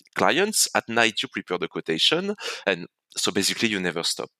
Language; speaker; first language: English; non-native, fluent; French